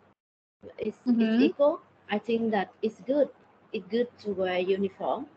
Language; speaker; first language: English; non-native, learner; Thai